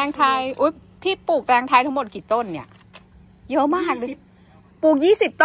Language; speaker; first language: Thai; native; Thai